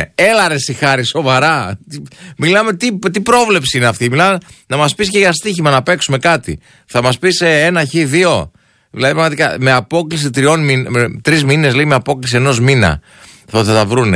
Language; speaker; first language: Greek; native; Greek